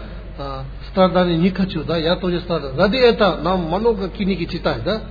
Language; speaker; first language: Russian; non-native, learner; Tibetan